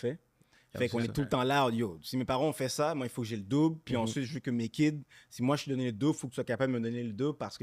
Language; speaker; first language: French; native; French